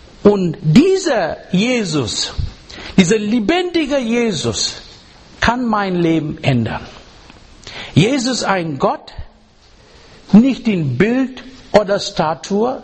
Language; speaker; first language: German; non-native, learner; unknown